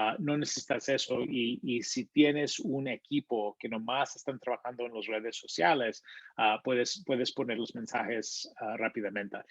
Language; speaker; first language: Spanish; early bilingual, heritage; Spanish